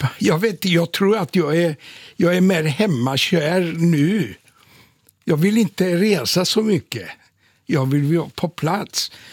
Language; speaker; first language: Swedish; non-native, fluent; Polish